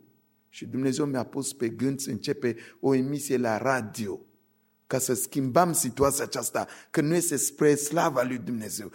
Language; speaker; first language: Romanian; non-native, fluent; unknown